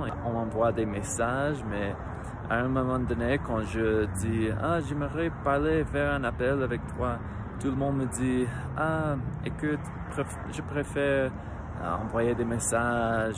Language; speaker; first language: French; non-native, fluent; English